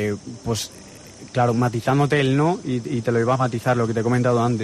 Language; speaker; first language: Spanish; native; Spanish